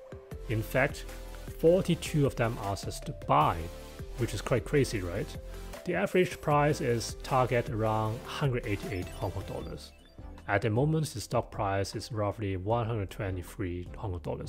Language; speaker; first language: English; non-native, local second language; Cantonese